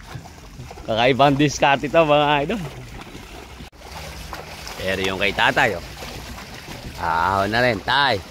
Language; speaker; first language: Filipino; native; Filipino